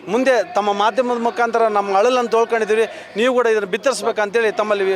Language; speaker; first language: Kannada; native; Kannada